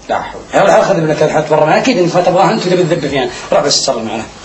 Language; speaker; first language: Arabic; native; Arabic